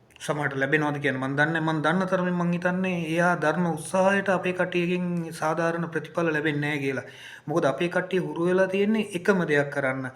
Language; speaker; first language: Sinhala; native; Sinhala